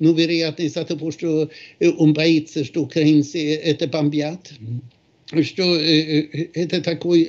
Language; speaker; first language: Russian; non-native, fluent; Swedish